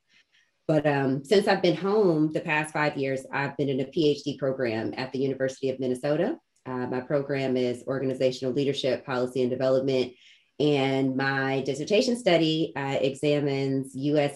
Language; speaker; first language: English; native; English